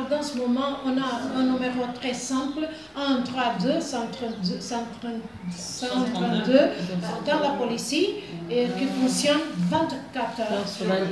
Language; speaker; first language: French; non-native, fluent; Portuguese